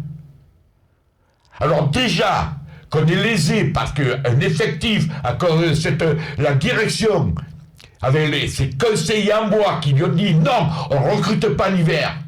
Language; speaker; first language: French; native; French